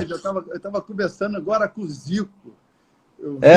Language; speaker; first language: Portuguese; native; Portuguese